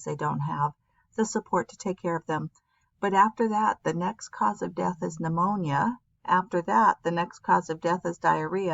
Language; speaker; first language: English; native; English